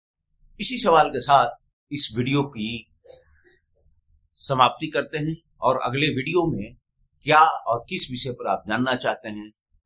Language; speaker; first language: Hindi; native; Hindi